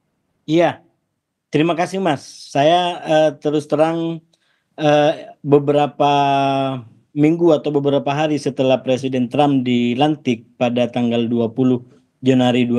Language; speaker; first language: Indonesian; native; Indonesian